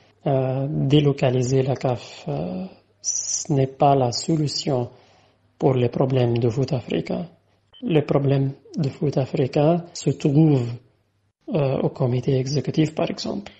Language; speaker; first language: French; non-native, fluent; Arabic